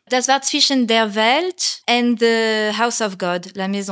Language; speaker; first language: German; non-native, learner; French